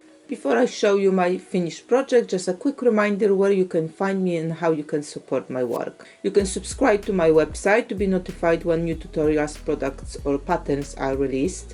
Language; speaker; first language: English; non-native, fluent; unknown